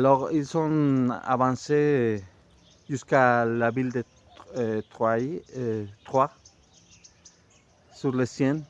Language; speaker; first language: French; non-native, fluent; Spanish